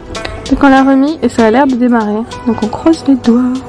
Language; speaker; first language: French; native; French